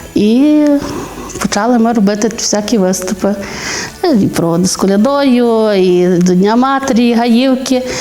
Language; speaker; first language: Ukrainian; native; Ukrainian